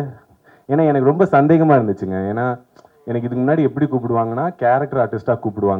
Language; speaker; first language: Tamil; native; Tamil